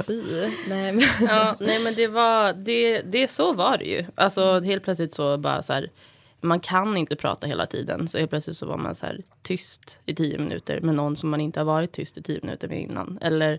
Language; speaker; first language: Swedish; native; Swedish